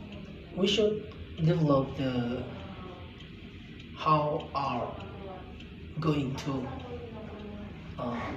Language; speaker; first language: English; non-native, learner; Indonesian